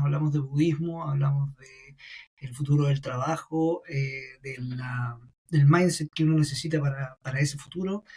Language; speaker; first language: Spanish; native; Spanish